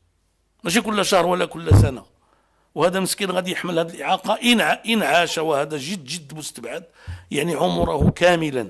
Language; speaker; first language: Arabic; native; Arabic